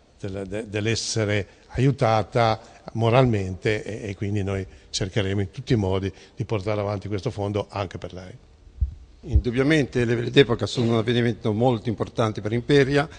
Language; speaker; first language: Italian; native; Italian